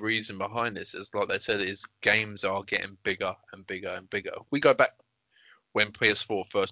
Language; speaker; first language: English; native; English